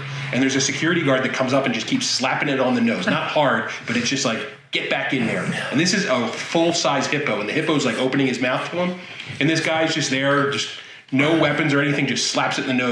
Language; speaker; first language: English; native; English